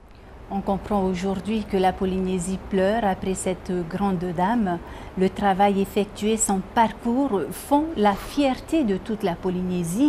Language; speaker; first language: French; native; French